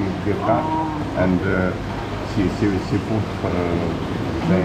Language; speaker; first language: English; non-native, learner; Russian